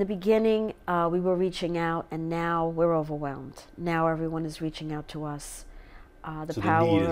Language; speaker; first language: English; native; English